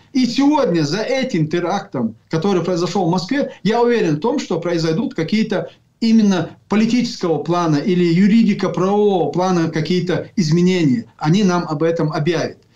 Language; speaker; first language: Russian; non-native, local second language; Chechen